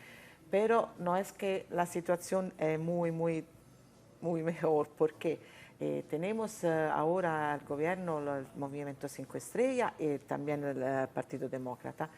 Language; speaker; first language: Spanish; non-native, fluent; Italian